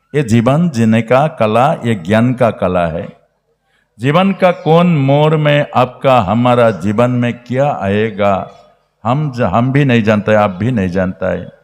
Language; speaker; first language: Hindi; non-native, local second language; Bangla